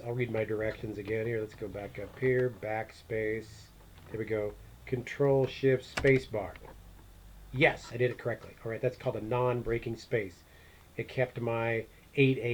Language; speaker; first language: English; native; English